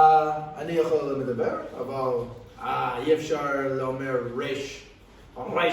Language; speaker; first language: Hebrew; non-native, learner; English